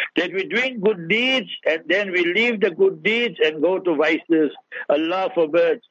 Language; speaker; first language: English; early bilingual, other home language; Urdu